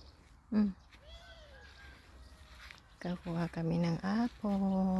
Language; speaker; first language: Filipino; native; Filipino